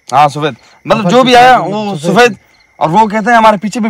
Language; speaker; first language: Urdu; non-native, local second language; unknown